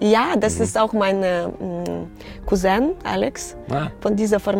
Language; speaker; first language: German; non-native, learner; Russian